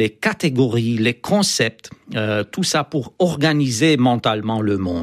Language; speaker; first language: French; non-native, fluent; Romanian